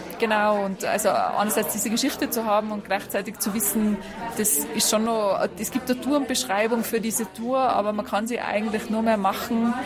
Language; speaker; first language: German; native; German